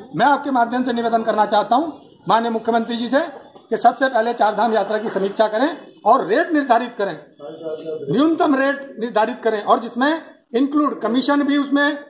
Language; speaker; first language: Hindi; native; Hindi